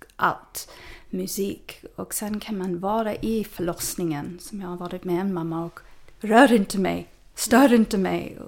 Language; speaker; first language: Swedish; non-native, fluent; English